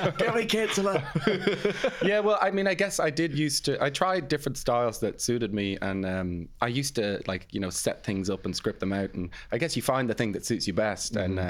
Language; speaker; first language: English; native; English